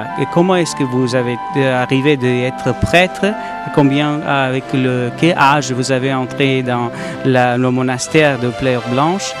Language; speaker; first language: French; non-native, learner; Spanish